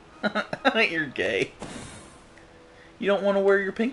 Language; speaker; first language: English; native; English